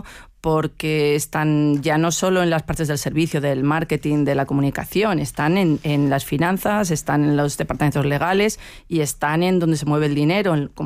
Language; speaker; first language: Spanish; native; Spanish